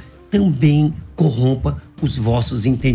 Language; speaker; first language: Portuguese; native; Portuguese